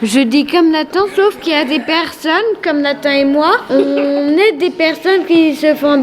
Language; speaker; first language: French; native; French